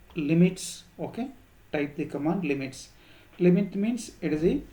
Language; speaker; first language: English; non-native, local second language; Kannada